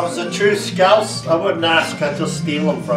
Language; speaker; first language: English; native; English